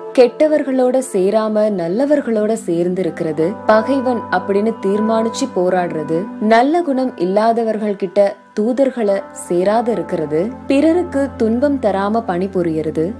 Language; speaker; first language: Tamil; native; Tamil